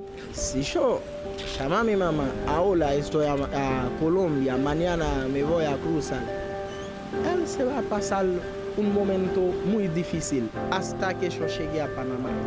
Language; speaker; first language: Spanish; non-native, learner; Haitian Creole